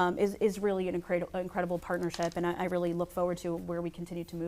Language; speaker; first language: English; native; English